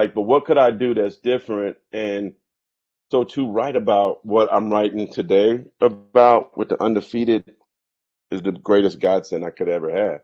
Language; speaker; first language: English; native; English